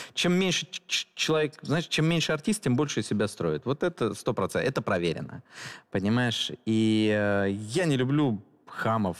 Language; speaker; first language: Russian; native; Russian